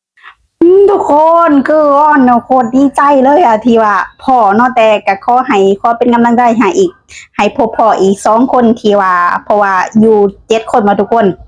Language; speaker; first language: Thai; non-native, local second language; Lao